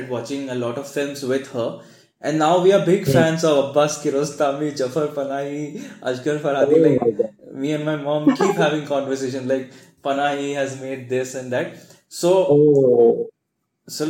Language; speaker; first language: English; non-native, local second language; Assamese